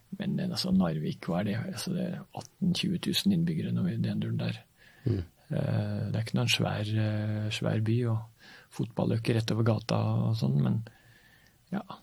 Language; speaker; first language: Norwegian; native; Norwegian